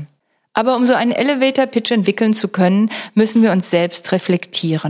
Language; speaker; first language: German; native; German